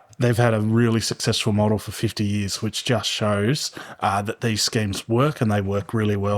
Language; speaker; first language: English; native; English